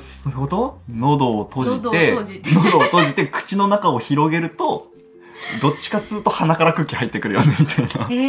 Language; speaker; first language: Japanese; native; Japanese